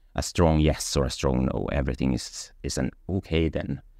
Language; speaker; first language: English; non-native, fluent; Swedish